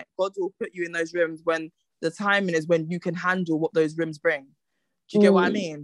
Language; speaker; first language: English; native; English